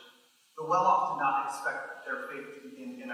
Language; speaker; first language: English; native; English